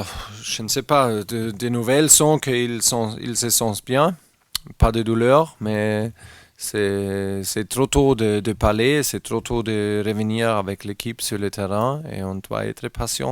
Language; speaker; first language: French; non-native, learner; German